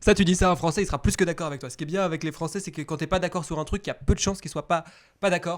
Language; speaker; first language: French; native; French